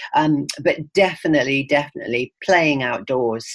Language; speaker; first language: English; native; English